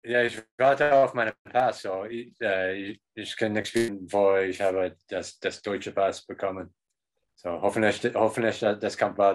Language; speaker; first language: German; non-native, learner; English